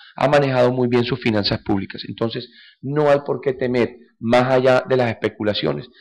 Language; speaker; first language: Spanish; native; Spanish